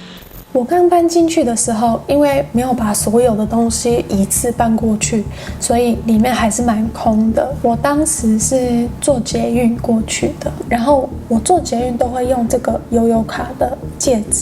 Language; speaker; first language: Chinese; non-native, fluent; English